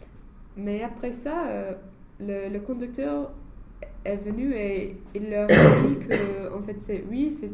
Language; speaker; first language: French; non-native, learner; English